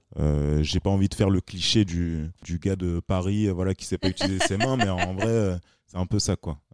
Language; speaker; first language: French; native; French